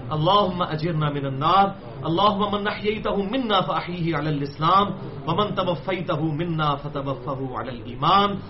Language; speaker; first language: Urdu; non-native, local second language; Punjabi